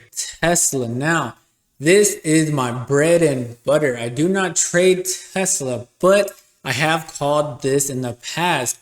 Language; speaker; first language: English; native; English